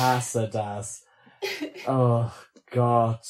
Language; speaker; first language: German; non-native, learner; English